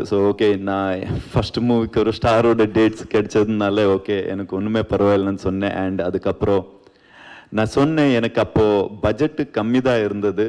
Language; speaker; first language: Tamil; non-native, learner; Kannada